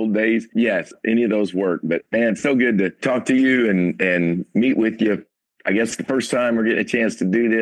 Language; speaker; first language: English; native; English